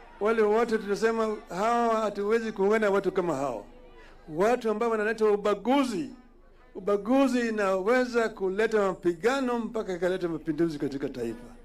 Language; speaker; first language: Swahili; native; Swahili